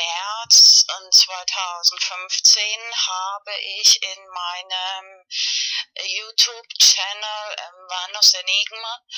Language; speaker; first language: German; non-native, fluent; Spanish